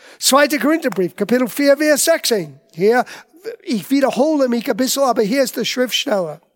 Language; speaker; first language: German; non-native, fluent; English